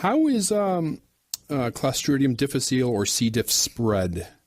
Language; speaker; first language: English; native; English